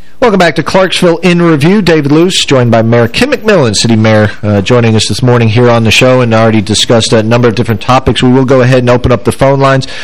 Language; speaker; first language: English; native; English